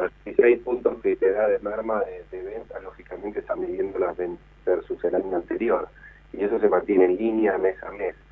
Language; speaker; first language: Spanish; native; Spanish